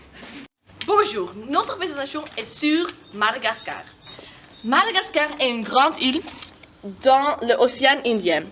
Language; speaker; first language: French; non-native, learner; Dutch